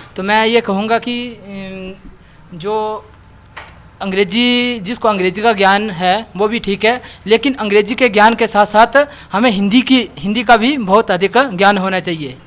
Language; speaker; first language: Hindi; native; Hindi